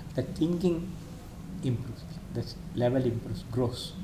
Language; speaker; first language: English; non-native, local second language; Kannada